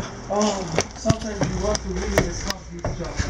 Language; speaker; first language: English; non-native, learner; Serbian